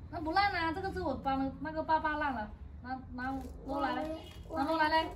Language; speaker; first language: Chinese; native; Chinese